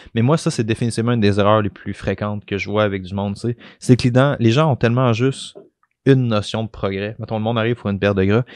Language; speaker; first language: French; native; French